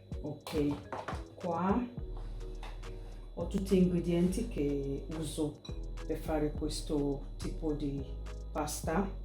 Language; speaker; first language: Italian; non-native, learner; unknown